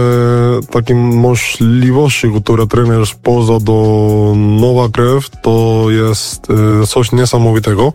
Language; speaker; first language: Polish; non-native, learner; Spanish